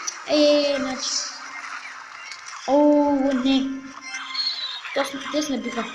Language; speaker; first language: Bulgarian; native; Bulgarian